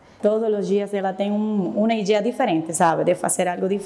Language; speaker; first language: Portuguese; non-native, fluent; Spanish